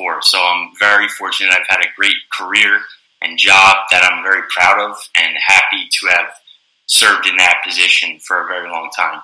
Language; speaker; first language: English; native; English